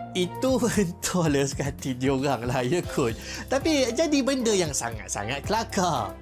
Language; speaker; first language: Malay; native; Malay